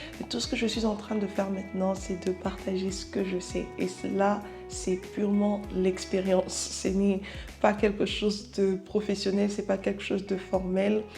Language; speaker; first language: French; non-native, local second language; Lingala